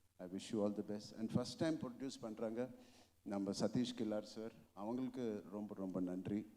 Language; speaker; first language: Tamil; non-native, local second language; Telugu